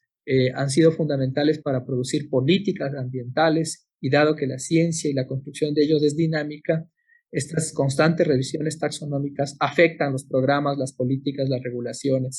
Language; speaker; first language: Spanish; native; Spanish